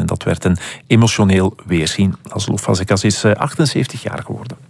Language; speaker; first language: Dutch; native; Dutch